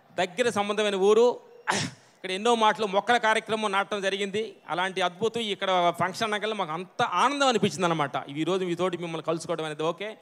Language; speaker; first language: Telugu; native; Telugu